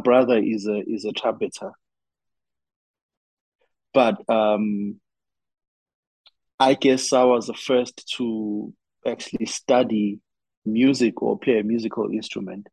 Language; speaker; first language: English; non-native, local second language; Zulu